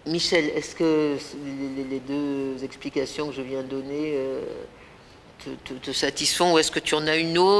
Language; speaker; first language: French; native; French